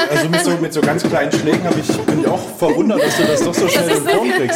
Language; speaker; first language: German; native; German